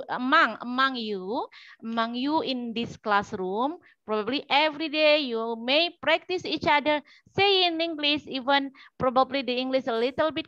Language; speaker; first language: English; non-native, learner; Indonesian